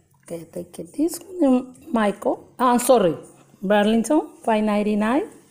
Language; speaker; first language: English; non-native, learner; Spanish